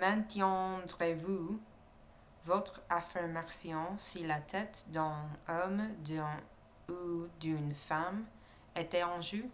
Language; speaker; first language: French; non-native, learner; English